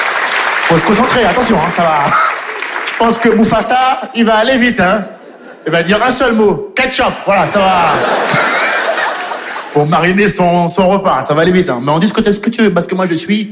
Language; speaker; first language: French; native; French